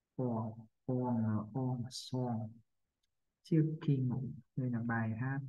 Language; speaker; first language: English; non-native, fluent; Vietnamese